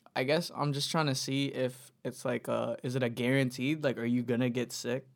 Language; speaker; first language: English; non-native, local second language; Filipino